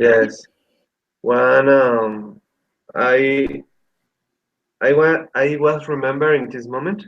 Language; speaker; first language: English; non-native, learner; Spanish